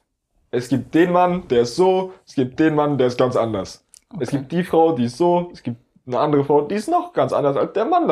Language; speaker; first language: German; native; German